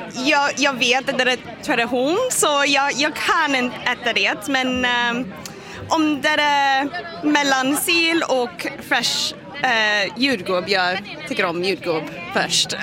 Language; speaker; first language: Swedish; non-native, learner; English